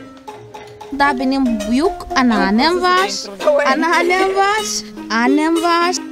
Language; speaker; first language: Turkish; non-native, fluent; Portuguese